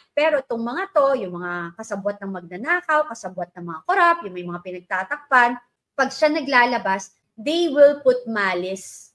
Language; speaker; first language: Filipino; native; Filipino